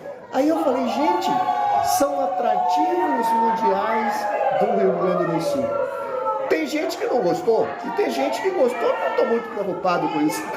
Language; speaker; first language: Portuguese; native; Portuguese